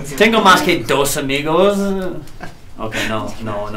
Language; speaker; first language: Spanish; non-native, learner; English